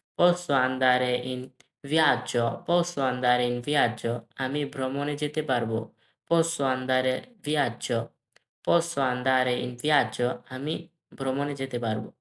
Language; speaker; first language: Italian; non-native, learner; Bangla